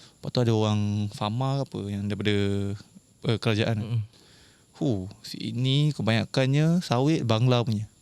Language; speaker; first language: Malay; native; Malay